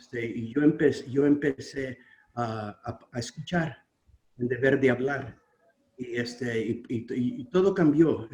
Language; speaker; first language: Spanish; non-native, learner; English